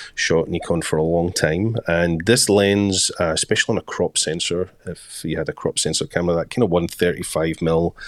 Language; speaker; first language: English; native; English